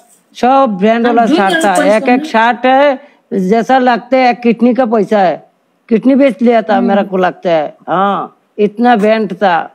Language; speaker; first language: Hindi; non-native, learner; Bangla